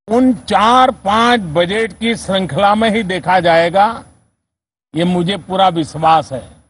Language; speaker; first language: Hindi; native; Hindi